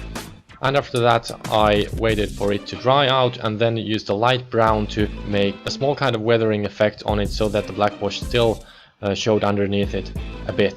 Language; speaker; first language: English; non-native, fluent; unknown